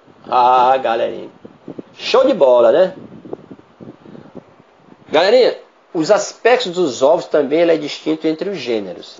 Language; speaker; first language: Portuguese; native; Portuguese